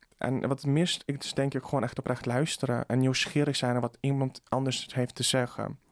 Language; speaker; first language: Dutch; early bilingual, other home language; Russian